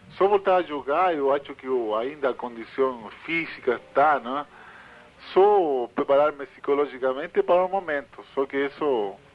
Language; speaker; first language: Portuguese; non-native, fluent; Spanish